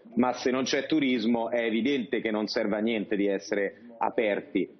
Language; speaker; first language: Italian; native; Italian